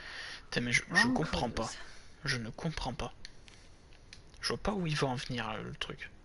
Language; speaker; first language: French; native; French